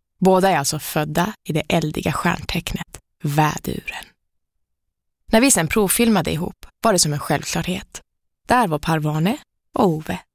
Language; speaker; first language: Swedish; early bilingual, other home language; Persian